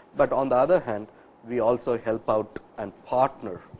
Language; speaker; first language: English; non-native, local second language; Tamil